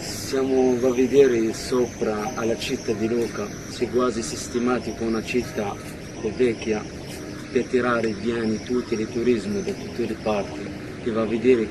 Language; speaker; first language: Italian; non-native, learner; Arabic